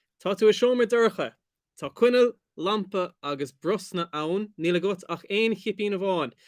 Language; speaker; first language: Irish; non-native, local second language; English